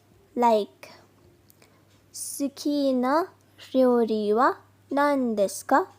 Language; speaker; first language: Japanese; non-native, fluent; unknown